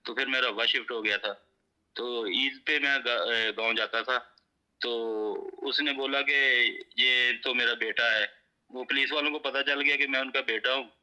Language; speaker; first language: Urdu; non-native, local second language; Punjabi